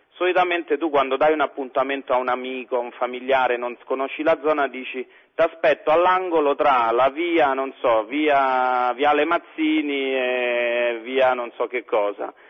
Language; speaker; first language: Italian; native; Italian